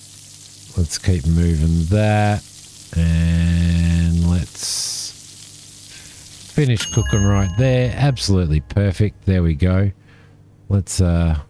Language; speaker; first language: English; native; English